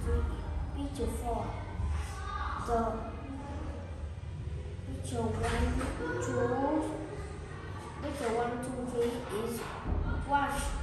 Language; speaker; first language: English; non-native, learner; Vietnamese